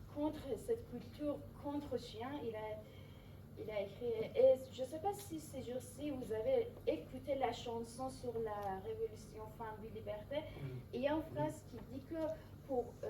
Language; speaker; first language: French; non-native, fluent; Persian